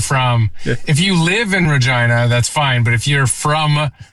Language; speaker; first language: English; native; English